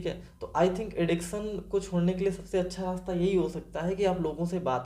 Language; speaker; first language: Hindi; native; Hindi